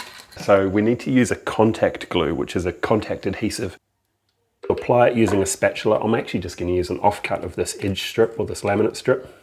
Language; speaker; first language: English; native; English